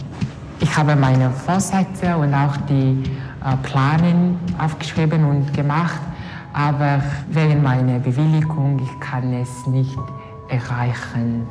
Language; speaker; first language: German; non-native, learner; Mongolian